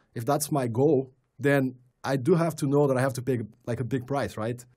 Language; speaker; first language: English; non-native, fluent; Bulgarian